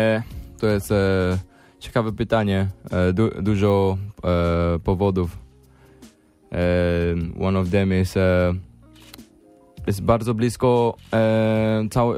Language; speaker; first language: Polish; non-native, learner; English